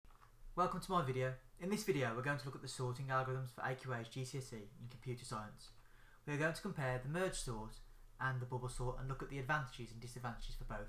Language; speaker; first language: English; native; English